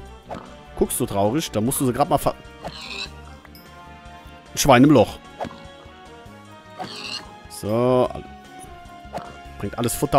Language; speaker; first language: German; native; German